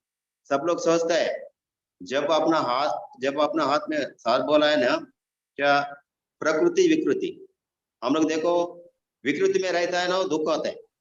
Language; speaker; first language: Hindi; non-native, local second language; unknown